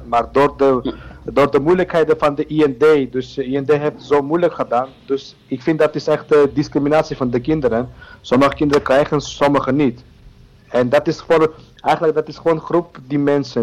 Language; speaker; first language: Dutch; non-native, learner; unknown